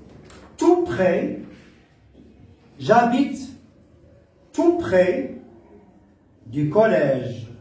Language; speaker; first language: French; non-native, local second language; Arabic